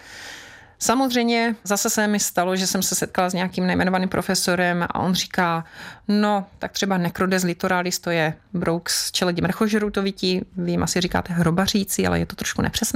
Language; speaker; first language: Czech; native; Czech